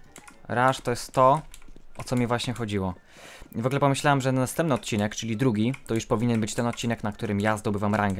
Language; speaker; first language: Polish; native; Polish